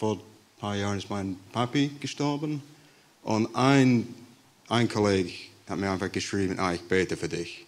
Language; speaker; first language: German; non-native, fluent; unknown